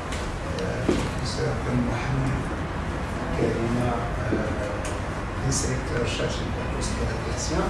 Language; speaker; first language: French; non-native, local second language; Arabic